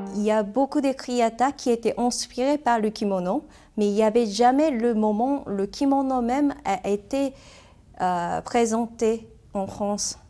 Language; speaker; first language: French; non-native, fluent; Japanese